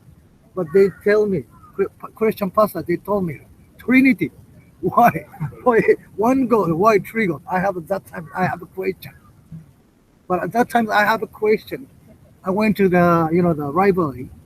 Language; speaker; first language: English; non-native, learner; Japanese